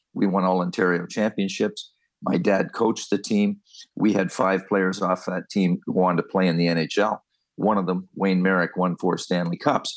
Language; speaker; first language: English; native; English